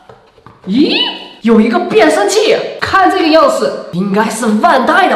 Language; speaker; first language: Chinese; native; Chinese